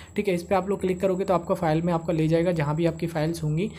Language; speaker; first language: Hindi; native; Hindi